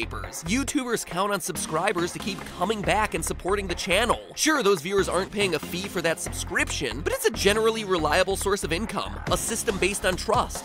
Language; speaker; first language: English; native; English